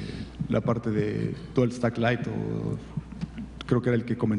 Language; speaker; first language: Spanish; native; Spanish